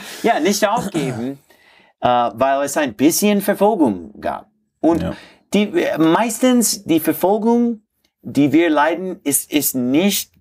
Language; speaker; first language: German; non-native, fluent; English